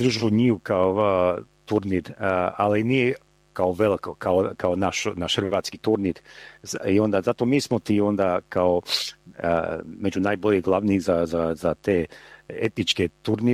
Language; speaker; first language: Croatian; early bilingual, heritage; Croatian